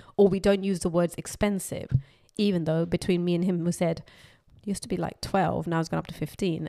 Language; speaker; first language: English; non-native, local second language; Urdu